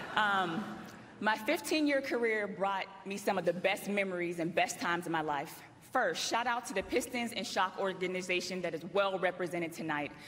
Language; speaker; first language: English; native; English